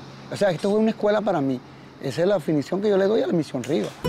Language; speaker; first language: Spanish; native; Spanish